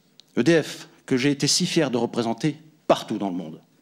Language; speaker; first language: French; native; French